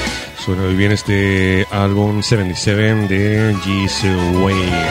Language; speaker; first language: Spanish; native; Spanish